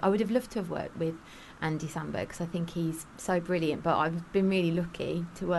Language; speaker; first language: English; native; English